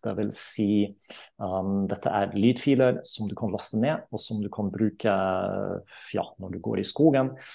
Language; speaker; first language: Norwegian; non-native, fluent; German